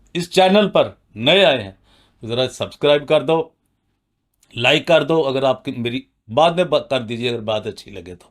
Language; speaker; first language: Urdu; non-native, local second language; Punjabi